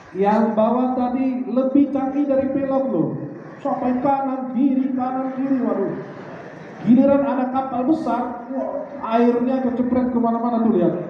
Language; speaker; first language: Indonesian; non-native, fluent; Arabic